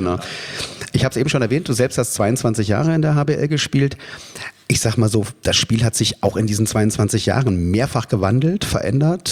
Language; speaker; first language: German; native; German